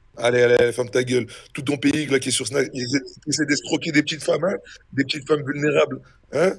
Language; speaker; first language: French; native; French